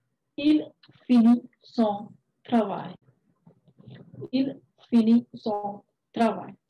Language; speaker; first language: French; non-native, fluent; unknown